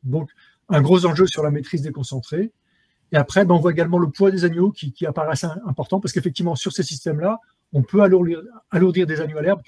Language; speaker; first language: French; native; French